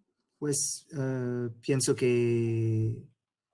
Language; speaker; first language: Spanish; non-native, fluent; French